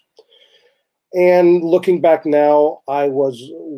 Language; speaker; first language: English; native; English